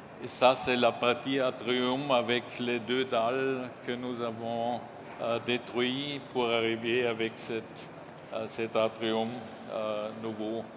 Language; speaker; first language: French; non-native, learner; German